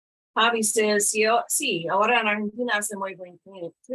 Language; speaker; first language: Spanish; non-native, fluent; English